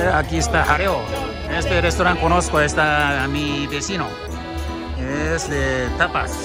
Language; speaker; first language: Spanish; non-native, learner; Japanese